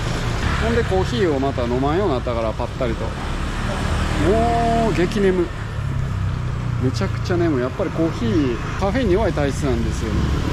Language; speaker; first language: Japanese; native; Japanese